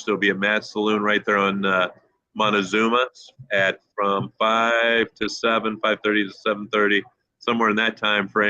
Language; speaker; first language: English; native; English